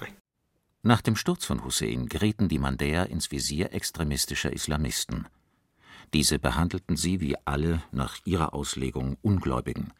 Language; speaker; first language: German; native; German